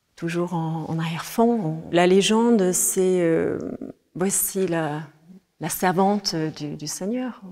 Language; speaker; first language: French; non-native, fluent; Danish